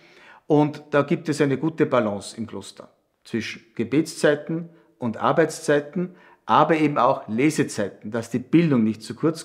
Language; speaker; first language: German; native; German